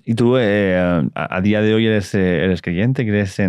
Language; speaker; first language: Spanish; native; Spanish